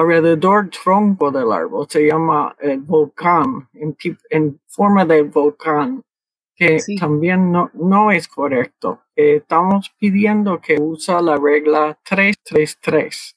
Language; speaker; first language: Spanish; early bilingual, heritage; Spanish